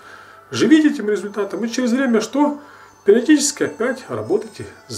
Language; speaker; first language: Russian; native; Russian